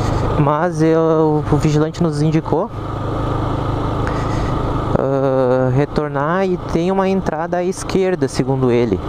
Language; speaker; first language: Portuguese; native; Portuguese